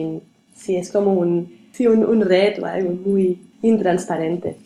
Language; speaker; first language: Spanish; non-native, learner; German